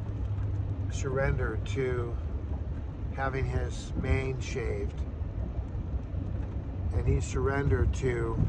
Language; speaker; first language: English; native; English